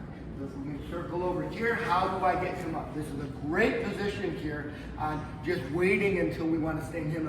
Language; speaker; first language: English; native; English